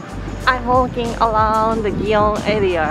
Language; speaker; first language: English; non-native, fluent; Japanese